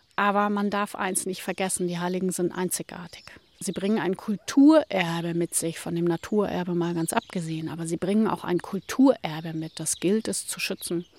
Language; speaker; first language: German; native; German